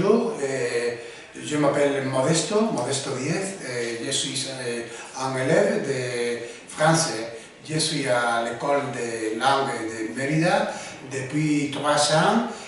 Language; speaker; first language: French; non-native, learner; Spanish